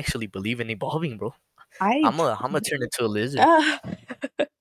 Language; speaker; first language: English; native; English